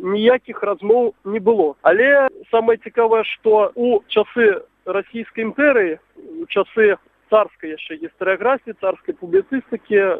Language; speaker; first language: Belarusian; native; Belarusian